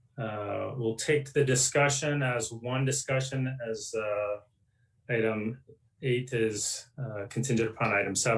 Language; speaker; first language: English; native; English